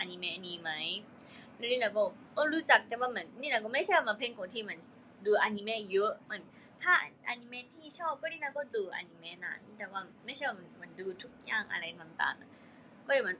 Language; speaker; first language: Thai; non-native, fluent; Japanese